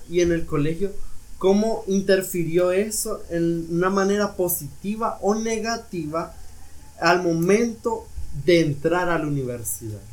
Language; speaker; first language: Spanish; native; Spanish